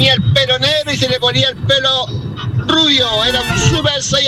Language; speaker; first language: Spanish; native; Spanish